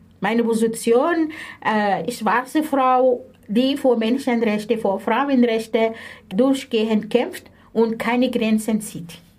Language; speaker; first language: German; non-native, fluent; Arabic